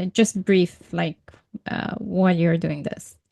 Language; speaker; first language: English; non-native, fluent; Arabic